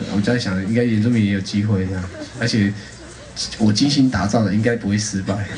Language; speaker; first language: Chinese; non-native, local second language; Amis